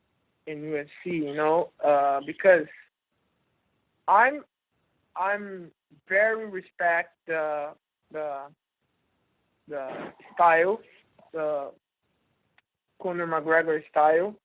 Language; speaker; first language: English; non-native, learner; Portuguese